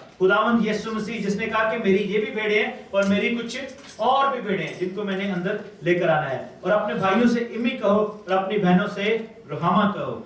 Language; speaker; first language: Urdu; non-native, local second language; Pashto